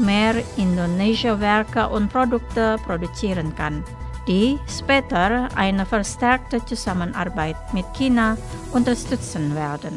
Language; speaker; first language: German; non-native, fluent; Indonesian